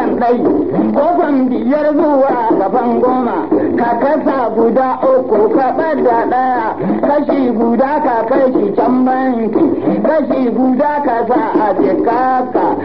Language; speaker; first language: Hausa; non-native, local second language; Fula